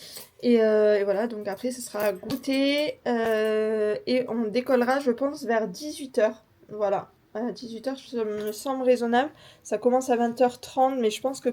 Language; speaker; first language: French; native; French